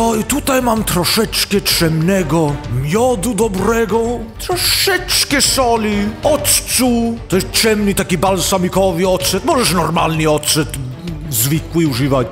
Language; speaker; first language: Polish; early bilingual, heritage; Polish